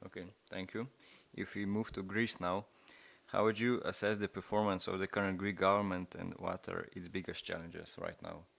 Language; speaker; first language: English; non-native, fluent; Slovenian